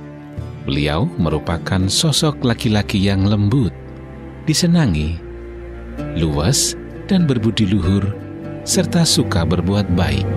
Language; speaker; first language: Indonesian; native; Indonesian